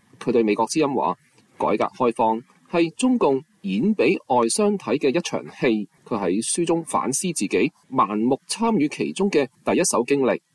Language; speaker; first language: Chinese; non-native, local second language; Cantonese